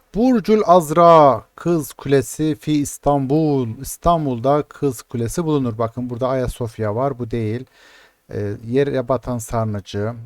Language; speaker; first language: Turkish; native; Turkish